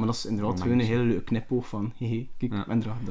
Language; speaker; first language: Dutch; native; Dutch